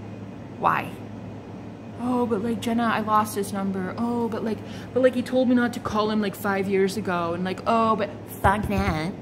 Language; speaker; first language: English; native; English